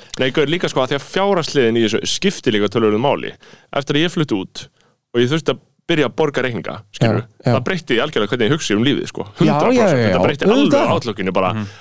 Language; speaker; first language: Icelandic; native; Icelandic